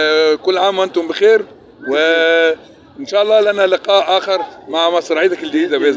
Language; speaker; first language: Arabic; native; Arabic